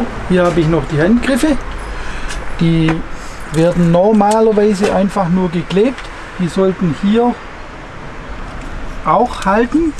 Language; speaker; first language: German; native; German